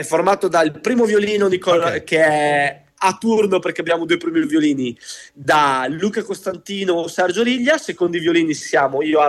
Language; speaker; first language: Italian; native; Italian